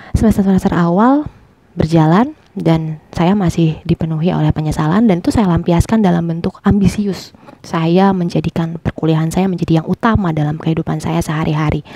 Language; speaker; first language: Indonesian; native; Indonesian